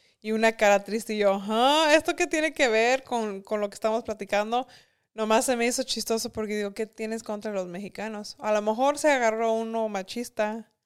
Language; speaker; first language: Spanish; early bilingual, heritage; Spanish